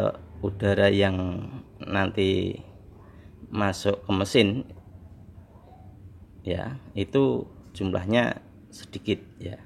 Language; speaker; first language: Indonesian; native; Indonesian